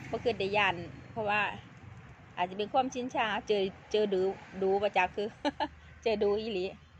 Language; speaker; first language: Thai; native; Thai